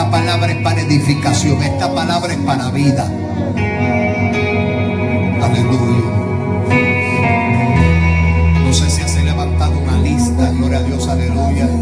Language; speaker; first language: Spanish; native; Spanish